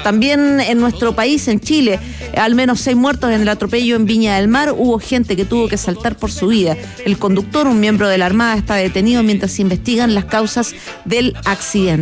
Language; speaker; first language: Spanish; native; Spanish